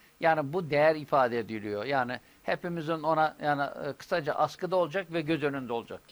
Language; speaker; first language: Turkish; native; Turkish